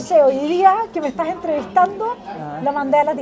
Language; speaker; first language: Spanish; native; Spanish